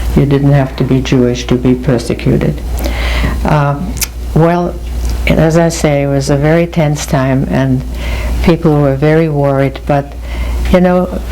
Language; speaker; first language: English; early bilingual, other home language; German